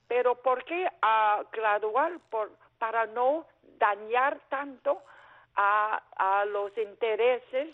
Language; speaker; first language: Spanish; non-native, fluent; Chinese